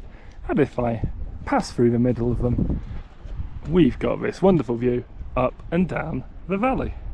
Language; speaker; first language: English; native; English